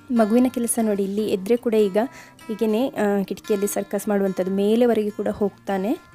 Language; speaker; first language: Kannada; non-native, local second language; Konkani